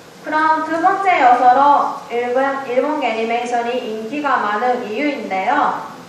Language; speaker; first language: Korean; non-native, learner; Japanese